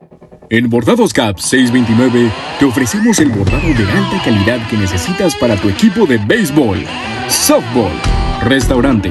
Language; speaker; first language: Spanish; native; Spanish